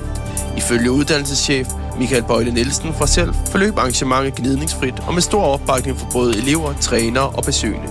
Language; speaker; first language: Danish; native; Danish